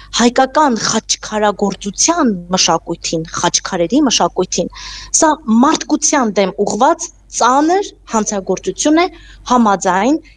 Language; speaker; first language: Armenian; native; Armenian